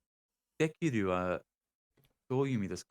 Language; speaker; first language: Japanese; non-native, learner; English